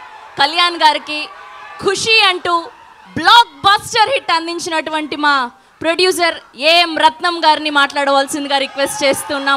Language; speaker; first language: Telugu; native; Telugu